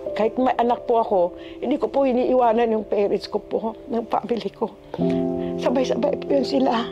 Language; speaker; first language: Filipino; non-native, local second language; Cebuano